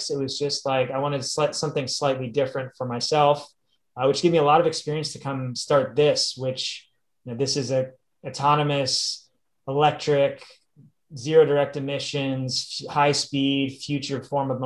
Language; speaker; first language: English; native; English